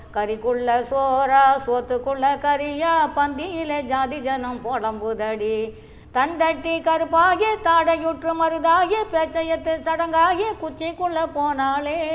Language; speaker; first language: Tamil; native; Tamil